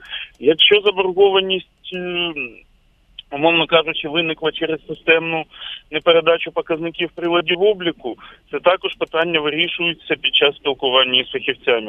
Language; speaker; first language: Ukrainian; native; Ukrainian